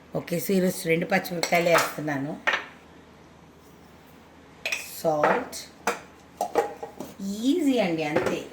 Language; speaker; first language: Telugu; native; Telugu